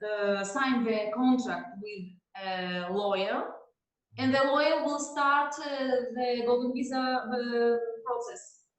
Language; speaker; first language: English; non-native, learner; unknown